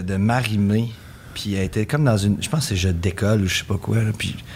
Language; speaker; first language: French; early bilingual, heritage; French